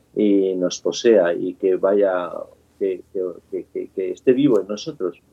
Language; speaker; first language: Spanish; native; Spanish